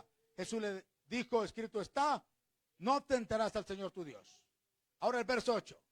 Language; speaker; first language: Spanish; native; Spanish